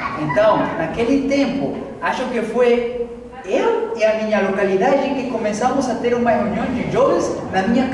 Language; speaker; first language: Portuguese; non-native, fluent; Spanish